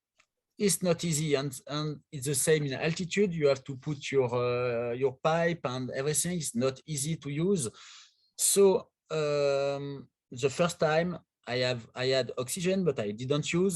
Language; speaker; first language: English; non-native, learner; French